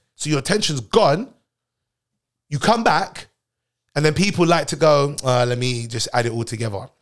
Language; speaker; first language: English; native; English